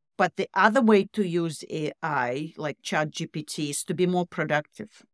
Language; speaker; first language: English; non-native, fluent; Russian